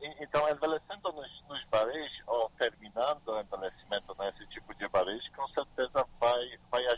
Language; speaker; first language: Portuguese; non-native, learner; Polish